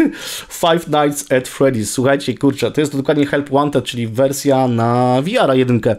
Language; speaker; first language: Polish; native; Polish